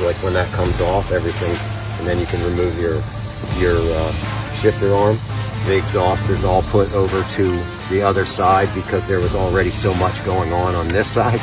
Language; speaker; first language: English; native; English